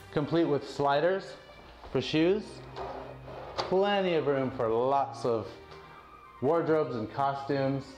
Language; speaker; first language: English; native; English